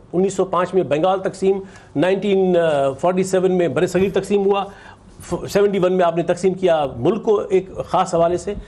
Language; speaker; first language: Urdu; non-native, local second language; Sindhi